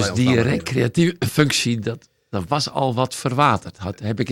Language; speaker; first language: Dutch; native; Dutch